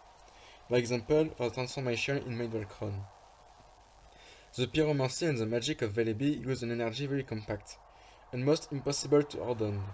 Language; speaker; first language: English; non-native, fluent; French